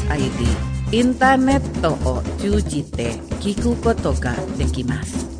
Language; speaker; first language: Japanese; non-native, fluent; Indonesian